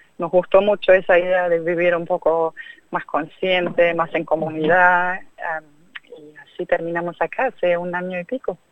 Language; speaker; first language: Spanish; non-native, fluent; German